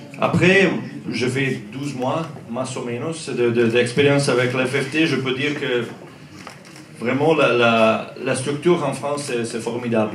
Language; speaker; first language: French; non-native, learner; Croatian